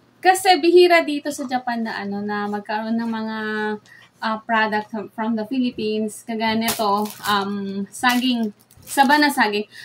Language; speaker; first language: Filipino; native; Filipino